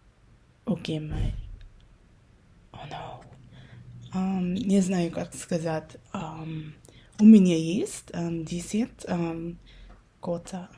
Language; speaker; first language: Russian; non-native, learner; Min Nan Chinese